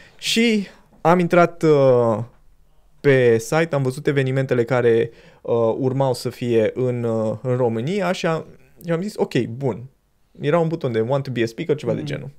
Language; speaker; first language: Romanian; native; Romanian